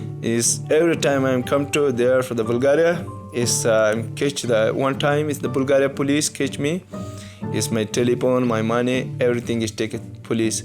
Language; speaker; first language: English; non-native, learner; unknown